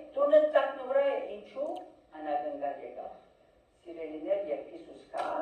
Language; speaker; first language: Armenian; early bilingual, heritage; Armenian